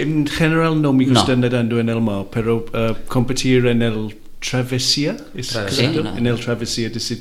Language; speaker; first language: Spanish; non-native, learner; Welsh